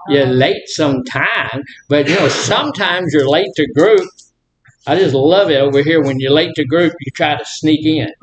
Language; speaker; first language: English; native; English